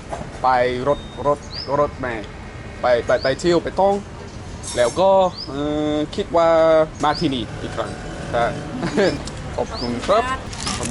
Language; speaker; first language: Thai; non-native, learner; English